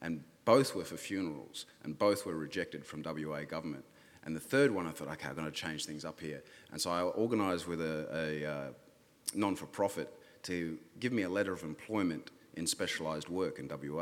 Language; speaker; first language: English; native; English